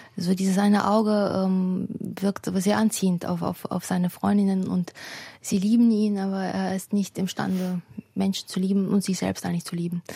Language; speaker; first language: German; non-native, fluent; Russian